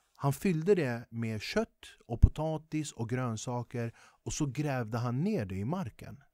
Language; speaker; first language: Swedish; early bilingual, other home language; Kurdish